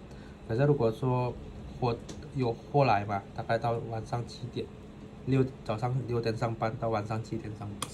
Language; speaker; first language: Chinese; non-native, fluent; Indonesian